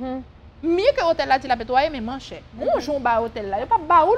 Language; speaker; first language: French; non-native, local second language; Haitian Creole